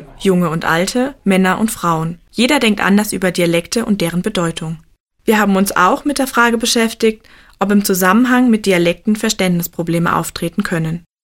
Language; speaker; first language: German; native; German